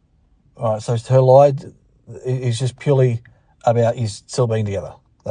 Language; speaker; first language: English; native; English